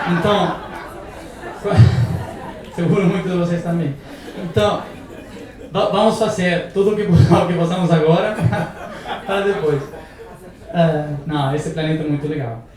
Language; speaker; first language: Portuguese; non-native, learner; Spanish